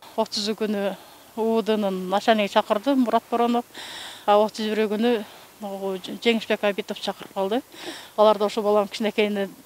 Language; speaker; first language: Kyrgyz; native; Kyrgyz